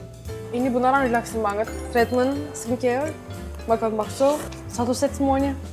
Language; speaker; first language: Indonesian; non-native, fluent; Turkish